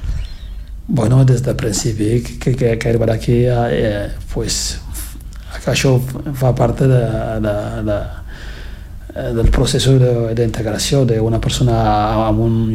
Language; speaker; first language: Catalan; non-native, fluent; Fula